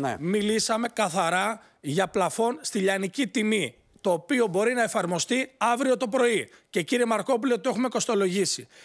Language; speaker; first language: Greek; native; Greek